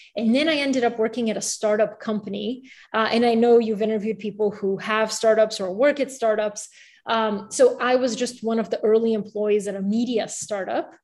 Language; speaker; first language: English; early bilingual, other home language; Bulgarian